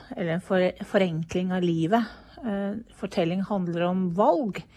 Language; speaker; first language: Norwegian; native; Norwegian